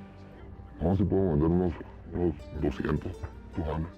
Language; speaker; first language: Spanish; native; Spanish